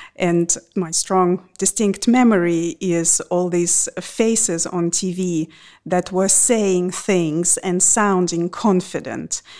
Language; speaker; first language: English; non-native, fluent; Russian